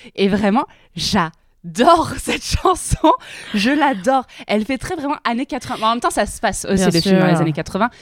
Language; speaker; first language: French; native; French